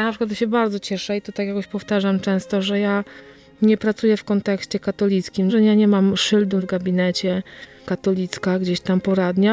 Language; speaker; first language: Polish; native; Polish